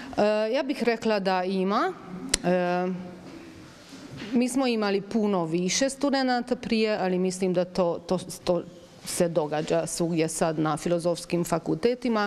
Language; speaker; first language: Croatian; non-native, fluent; Hungarian